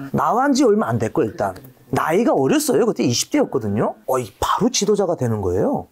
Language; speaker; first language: Korean; native; Korean